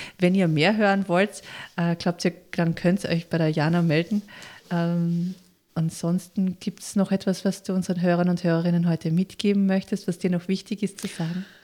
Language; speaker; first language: German; native; German